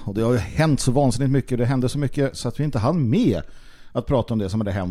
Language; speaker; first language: Swedish; native; Swedish